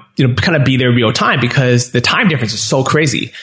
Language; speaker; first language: English; native; English